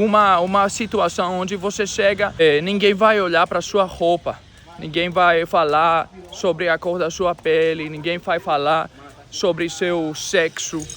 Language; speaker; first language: Portuguese; non-native, fluent; Greek